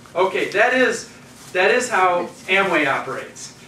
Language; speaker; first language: English; native; English